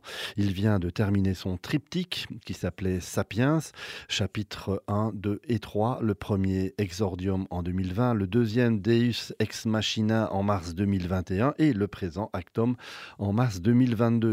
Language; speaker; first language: French; native; French